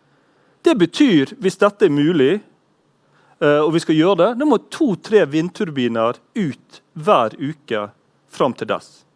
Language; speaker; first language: Norwegian; native; Norwegian